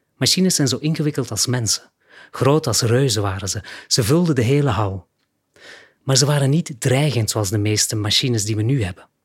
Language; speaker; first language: Dutch; native; Dutch